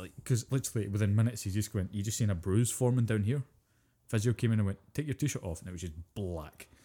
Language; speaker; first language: English; native; English